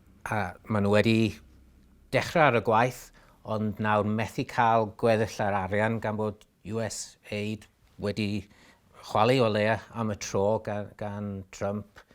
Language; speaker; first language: Welsh; native; Welsh